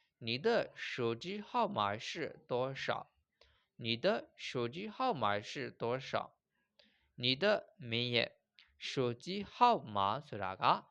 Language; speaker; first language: Chinese; non-native, fluent; Burmese